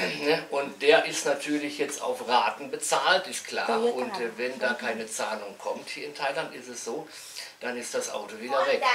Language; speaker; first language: German; native; German